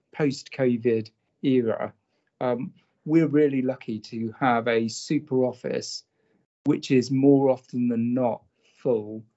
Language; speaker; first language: English; native; English